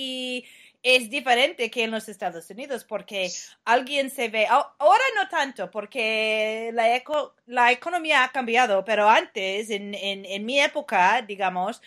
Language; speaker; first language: Spanish; non-native, fluent; English